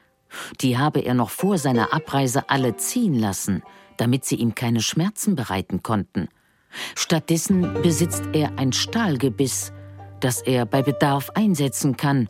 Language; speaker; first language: German; native; German